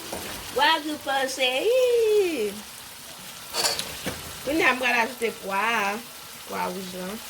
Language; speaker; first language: French; non-native, learner; Haitian Creole